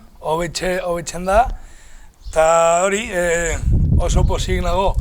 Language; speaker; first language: Basque; non-native, local second language; Spanish